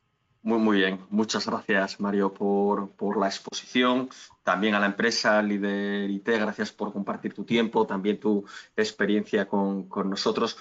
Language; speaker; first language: Spanish; native; Spanish